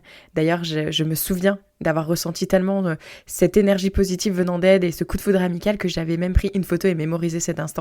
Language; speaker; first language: French; native; French